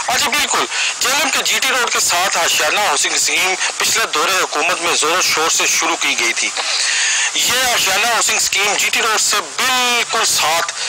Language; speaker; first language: Urdu; native; Urdu